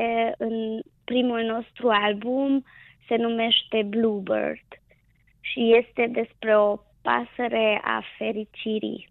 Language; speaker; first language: Romanian; non-native, local second language; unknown